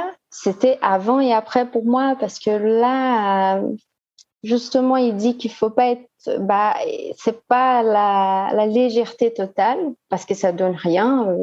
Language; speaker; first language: French; non-native, fluent; Portuguese